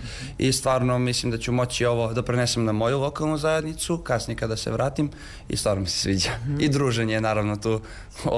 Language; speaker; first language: Serbian; native; Serbian